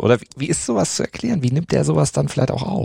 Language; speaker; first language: German; native; German